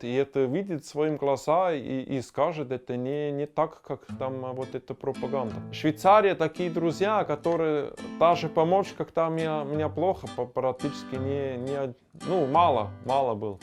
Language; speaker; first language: Russian; non-native, learner; German